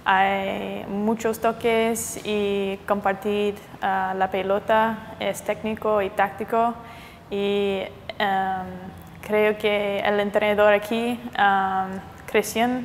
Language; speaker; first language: Spanish; non-native, fluent; English